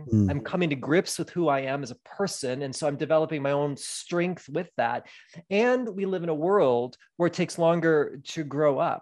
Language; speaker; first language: English; native; English